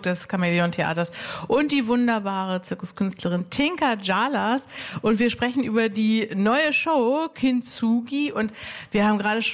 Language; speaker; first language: German; native; German